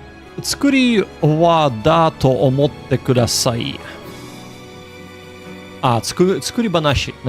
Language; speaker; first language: Japanese; non-native, learner; English